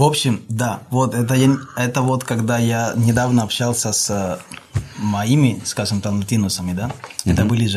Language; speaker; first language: Russian; non-native, fluent; Spanish